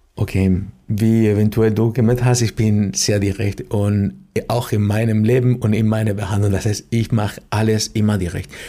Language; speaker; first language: German; non-native, fluent; Spanish